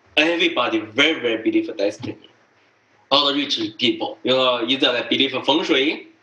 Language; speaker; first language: English; non-native, learner; Chinese